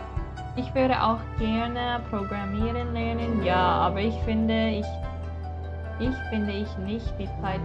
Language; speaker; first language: German; non-native, learner; English